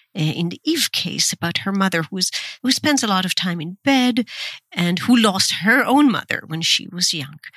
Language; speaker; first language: English; non-native, fluent; Hebrew